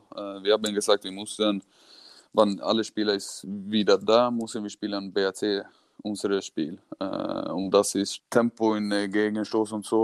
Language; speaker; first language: German; non-native, learner; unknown